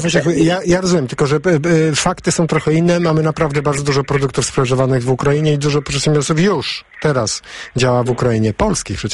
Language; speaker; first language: Polish; native; Polish